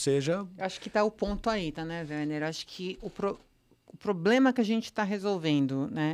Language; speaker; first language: Portuguese; native; Portuguese